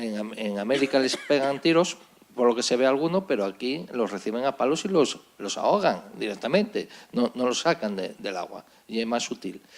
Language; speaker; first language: Spanish; native; Spanish